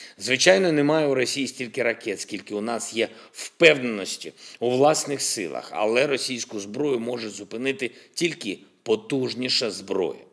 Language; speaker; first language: Ukrainian; non-native, local second language; Russian